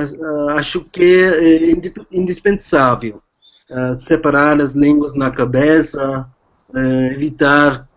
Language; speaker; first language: Portuguese; non-native, fluent; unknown